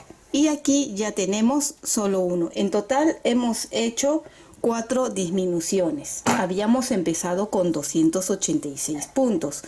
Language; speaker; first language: Spanish; native; Spanish